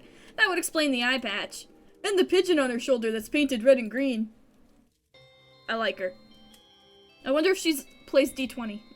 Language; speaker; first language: English; native; English